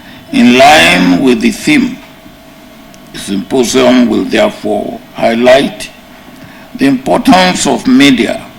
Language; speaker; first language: English; non-native, local second language; Yoruba